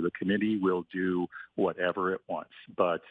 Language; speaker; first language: English; native; English